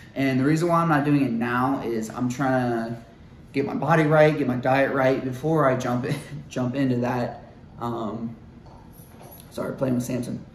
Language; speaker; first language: English; native; English